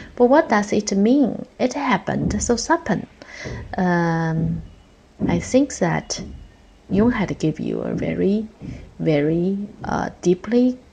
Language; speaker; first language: English; non-native, fluent; Chinese